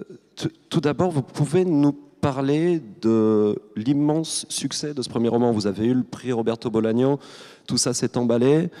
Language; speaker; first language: French; native; French